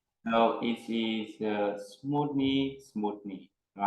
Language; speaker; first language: English; non-native, learner; Vietnamese